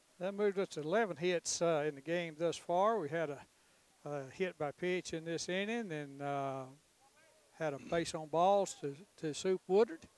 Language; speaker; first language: English; native; English